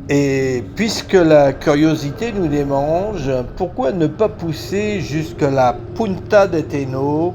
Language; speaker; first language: French; native; French